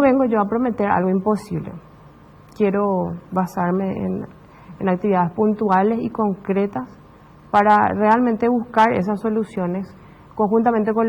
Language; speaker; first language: Spanish; native; Spanish